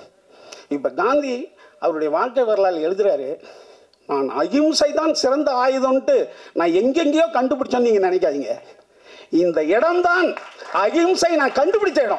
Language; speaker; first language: Tamil; native; Tamil